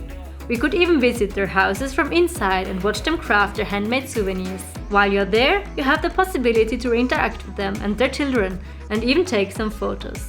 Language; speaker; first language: English; non-native, fluent; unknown